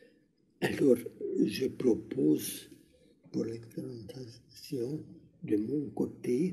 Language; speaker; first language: French; non-native, learner; Hungarian